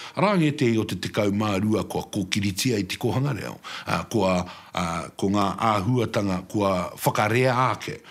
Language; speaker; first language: Māori; native; Māori